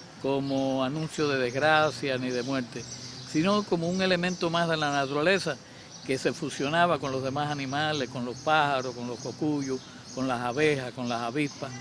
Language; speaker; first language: Spanish; native; Spanish